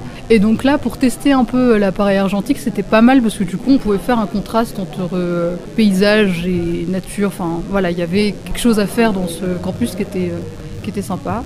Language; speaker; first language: French; native; French